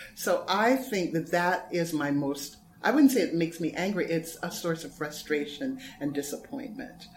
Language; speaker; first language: English; native; English